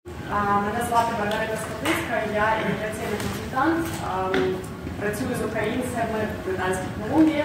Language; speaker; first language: Ukrainian; native; Ukrainian